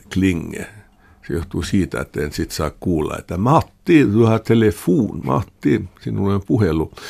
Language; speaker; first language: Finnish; non-native, local second language; Swedish